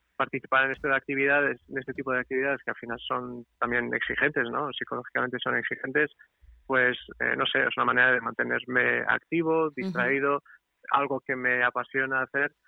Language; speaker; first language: Spanish; non-native, fluent; Portuguese